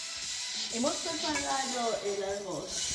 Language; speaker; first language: Spanish; early bilingual, heritage; English